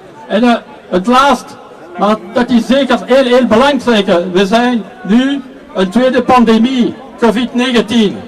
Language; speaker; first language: Dutch; non-native, local second language; French